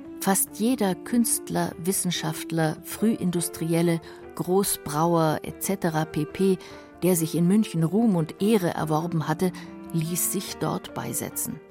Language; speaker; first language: German; native; German